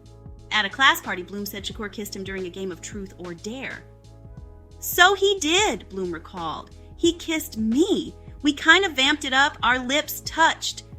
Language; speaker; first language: English; native; English